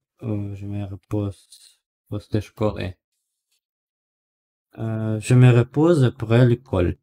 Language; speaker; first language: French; non-native, learner; Russian